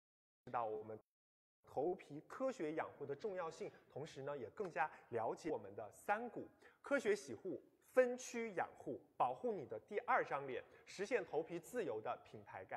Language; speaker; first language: Chinese; native; Chinese